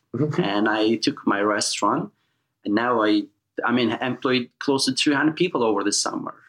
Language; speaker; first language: English; non-native, fluent; Turkish